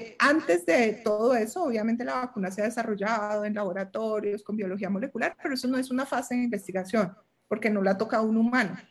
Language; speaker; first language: Spanish; native; Spanish